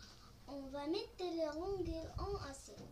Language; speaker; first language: French; non-native, learner; Arabic